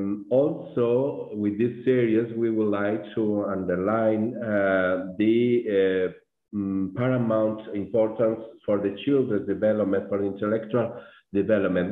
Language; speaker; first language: English; non-native, fluent; Spanish